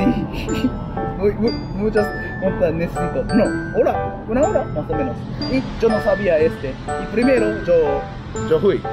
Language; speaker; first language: Spanish; non-native, learner; Japanese